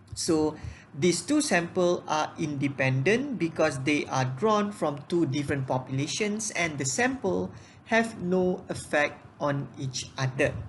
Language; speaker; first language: English; non-native, local second language; Malay